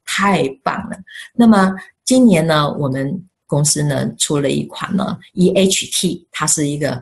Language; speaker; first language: Chinese; native; Chinese